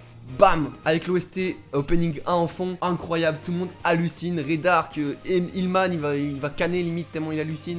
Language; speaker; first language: French; native; French